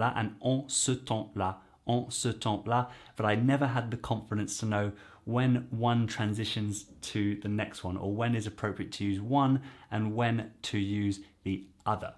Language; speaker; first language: English; native; English